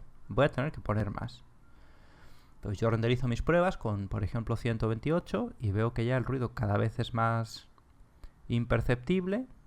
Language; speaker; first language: Spanish; native; Spanish